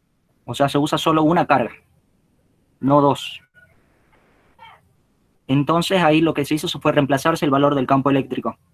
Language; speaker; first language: Spanish; native; Spanish